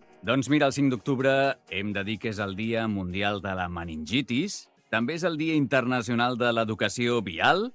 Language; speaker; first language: Catalan; native; Catalan